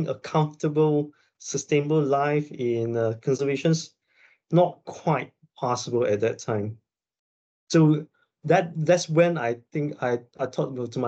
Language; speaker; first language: English; non-native, local second language; Chinese